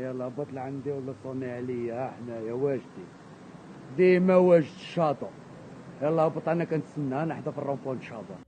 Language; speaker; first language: Arabic; native; Arabic